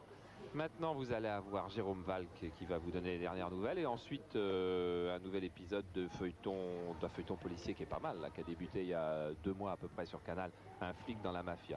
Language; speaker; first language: French; native; French